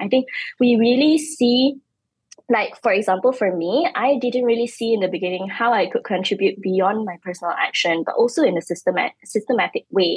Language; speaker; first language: English; non-native, local second language; Malay